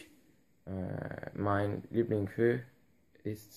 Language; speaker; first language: German; non-native, learner; Turkish